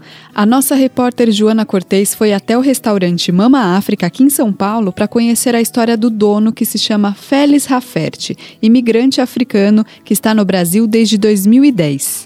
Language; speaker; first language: Portuguese; native; Portuguese